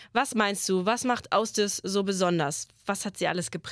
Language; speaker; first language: German; native; German